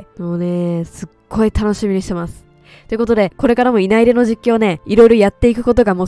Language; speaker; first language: Japanese; native; Japanese